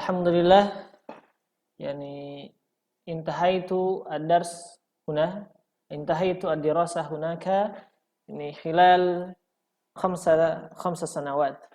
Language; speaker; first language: Arabic; non-native, fluent; Indonesian